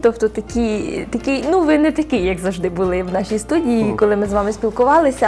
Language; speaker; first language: Ukrainian; native; Ukrainian